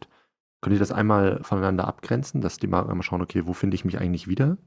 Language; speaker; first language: German; native; German